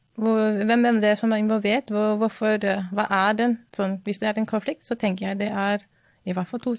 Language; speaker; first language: Norwegian; non-native, fluent; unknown